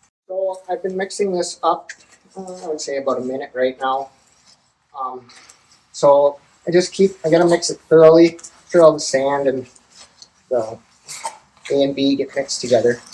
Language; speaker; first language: English; native; English